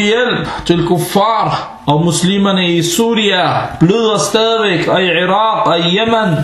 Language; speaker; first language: Danish; non-native, fluent; Arabic